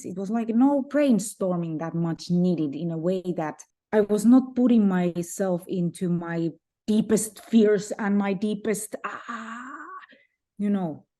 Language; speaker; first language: English; non-native, fluent; Finnish